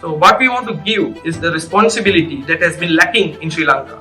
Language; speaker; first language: English; non-native, local second language; Tamil